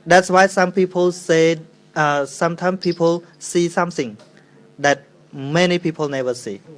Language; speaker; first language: English; non-native, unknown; Khmer